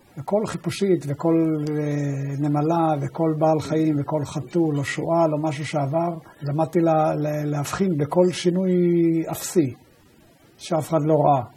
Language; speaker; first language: Hebrew; early bilingual, other home language; German